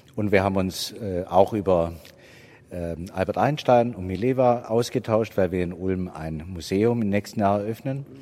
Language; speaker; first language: German; native; German